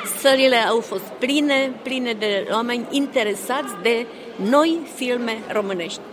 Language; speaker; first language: Romanian; non-native, fluent; Czech